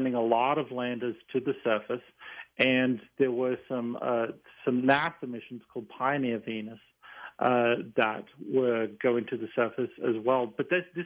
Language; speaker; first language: English; native; English